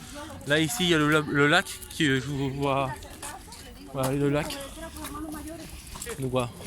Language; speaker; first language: French; native; French